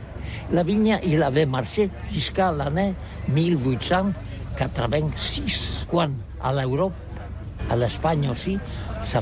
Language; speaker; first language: French; non-native, learner; Catalan